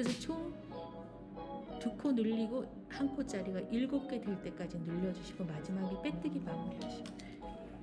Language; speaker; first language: Korean; native; Korean